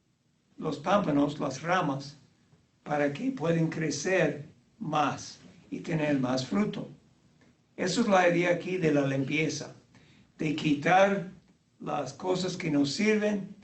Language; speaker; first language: Spanish; non-native, fluent; English